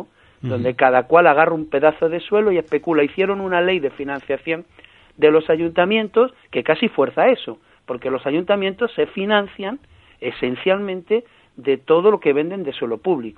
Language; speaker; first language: Spanish; native; Spanish